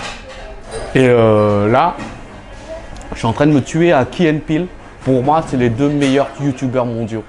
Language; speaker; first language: French; early bilingual, other home language; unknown